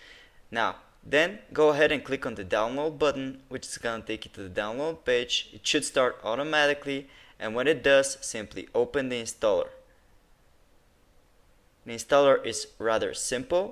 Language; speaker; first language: English; non-native, fluent; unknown